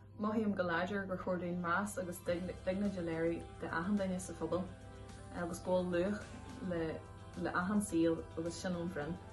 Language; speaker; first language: Irish; native; Irish